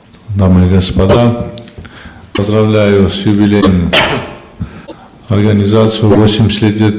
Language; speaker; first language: Russian; non-native, local second language; Armenian